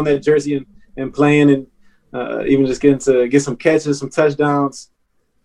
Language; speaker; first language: English; native; English